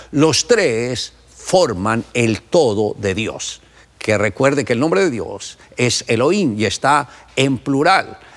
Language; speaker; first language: Spanish; native; Spanish